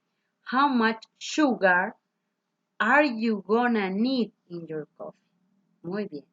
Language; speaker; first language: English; non-native, fluent; Spanish